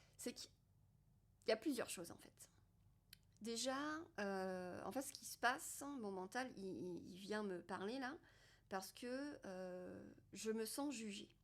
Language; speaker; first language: French; native; French